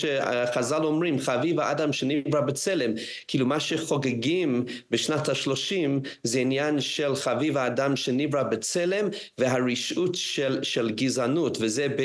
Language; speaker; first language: Hebrew; non-native, fluent; English